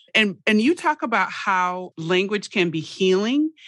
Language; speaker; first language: English; native; English